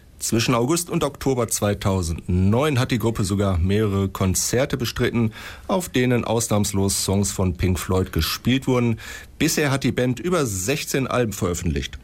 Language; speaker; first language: German; native; German